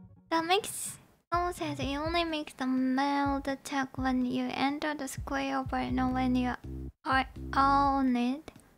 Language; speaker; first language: English; non-native, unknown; Japanese